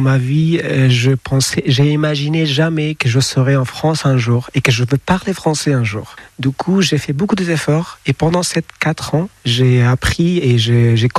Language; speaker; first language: French; non-native, fluent; Persian